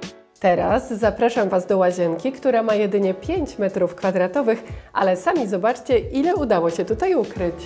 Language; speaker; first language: Polish; native; Polish